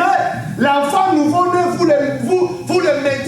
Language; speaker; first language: French; non-native, local second language; Lingala